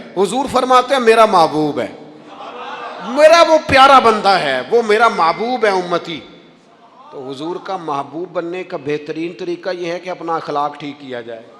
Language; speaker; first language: Urdu; non-native, local second language; Punjabi